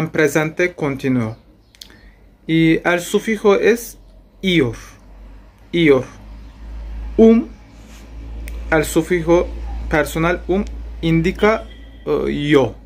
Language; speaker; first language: Spanish; non-native, fluent; Turkish